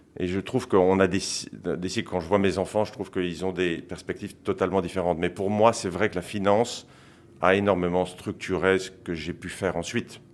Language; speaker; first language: French; early bilingual, other home language; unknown